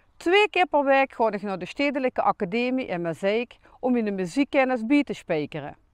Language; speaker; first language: Dutch; native; Dutch